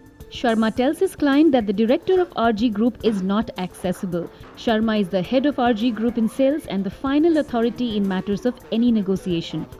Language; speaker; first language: English; non-native, local second language; Hindi